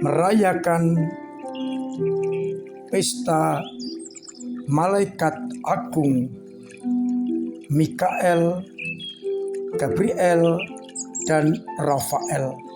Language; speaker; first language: Indonesian; non-native, local second language; Javanese